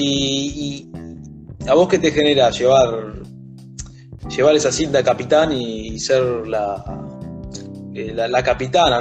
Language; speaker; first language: Spanish; native; Spanish